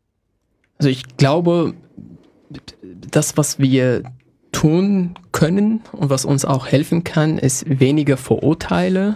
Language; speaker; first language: German; native; German